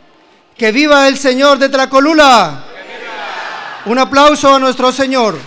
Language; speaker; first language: Spanish; native; Spanish